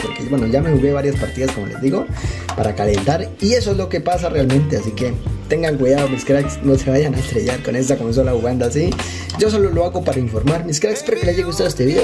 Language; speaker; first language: Spanish; native; Spanish